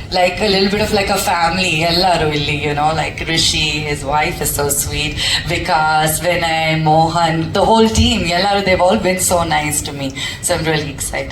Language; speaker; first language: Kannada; non-native, local second language; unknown